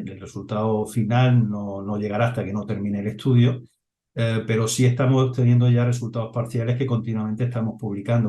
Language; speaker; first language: Spanish; native; Spanish